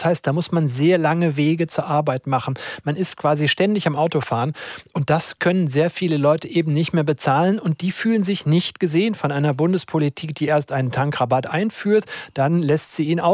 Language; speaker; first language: German; native; German